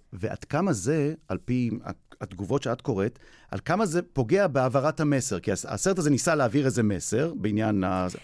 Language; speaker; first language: Hebrew; native; Hebrew